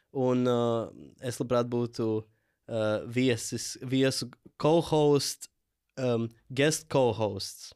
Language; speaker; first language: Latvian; native; Latvian